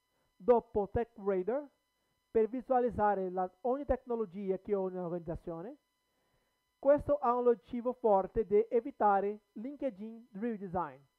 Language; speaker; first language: Italian; non-native, learner; Portuguese